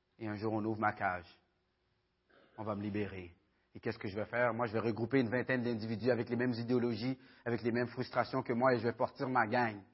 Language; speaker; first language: French; early bilingual, other home language; Haitian Creole